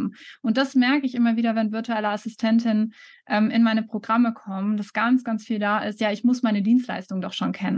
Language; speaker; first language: German; native; German